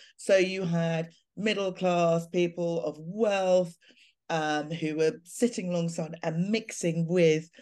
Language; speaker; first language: English; native; English